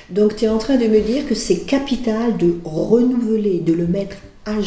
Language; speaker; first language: French; native; French